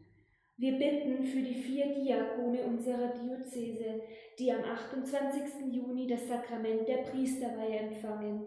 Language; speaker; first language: German; native; German